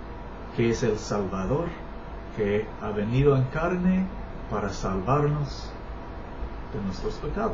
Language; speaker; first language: Spanish; non-native, learner; English